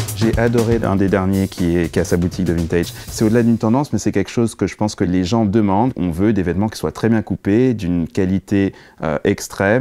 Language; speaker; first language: French; native; French